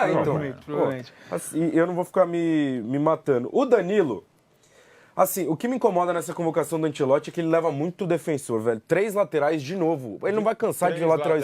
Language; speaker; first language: Portuguese; native; Portuguese